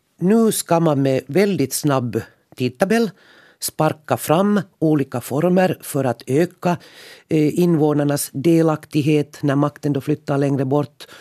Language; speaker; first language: Swedish; native; Swedish